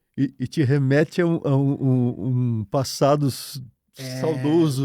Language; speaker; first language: Portuguese; native; Portuguese